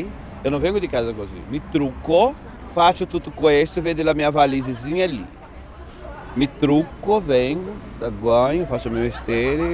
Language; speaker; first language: Italian; non-native, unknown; Portuguese